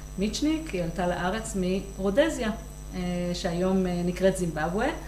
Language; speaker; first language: Hebrew; native; Hebrew